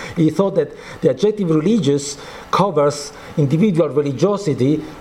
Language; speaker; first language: English; non-native, fluent; Italian